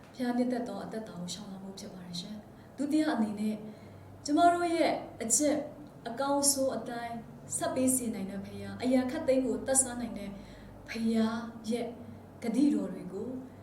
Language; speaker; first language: Burmese; non-native, local second language; Kachin